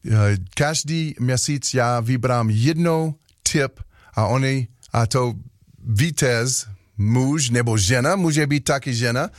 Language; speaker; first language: Czech; non-native, learner; English